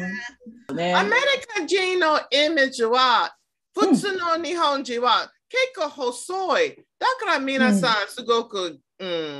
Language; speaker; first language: Japanese; non-native, learner; English